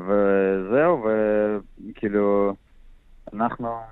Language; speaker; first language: Hebrew; non-native, learner; Russian